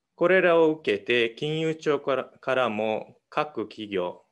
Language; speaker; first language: Japanese; non-native, fluent; Mongolian